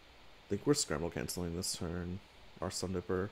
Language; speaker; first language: English; native; English